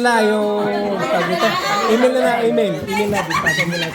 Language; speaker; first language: Filipino; native; Filipino